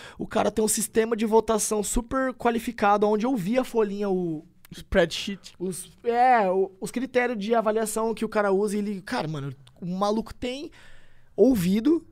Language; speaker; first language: Portuguese; native; Portuguese